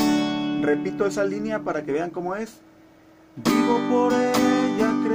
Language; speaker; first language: Spanish; native; Spanish